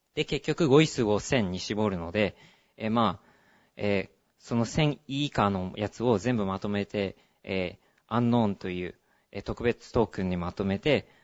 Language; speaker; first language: Japanese; early bilingual, heritage; Japanese